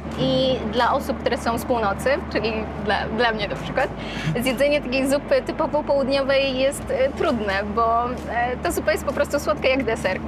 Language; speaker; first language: Polish; early bilingual, other home language; Vietnamese